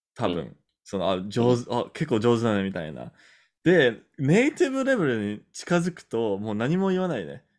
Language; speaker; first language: Japanese; non-native, fluent; English